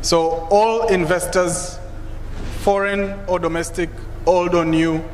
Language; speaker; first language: English; non-native, local second language; Swahili